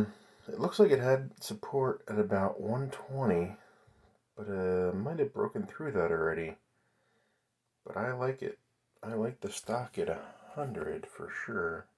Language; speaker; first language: English; native; English